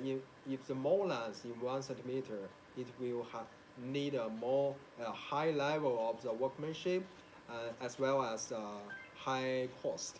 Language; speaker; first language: English; non-native, learner; Chinese